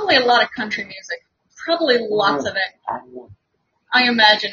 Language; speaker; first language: English; native; English